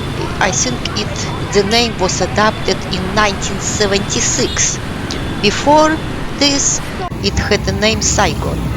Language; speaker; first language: English; non-native, fluent; Russian